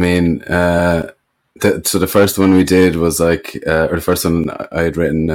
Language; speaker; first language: English; native; English